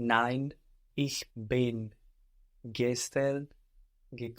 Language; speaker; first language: German; non-native, learner; English